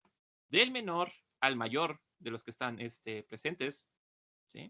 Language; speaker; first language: Spanish; native; Spanish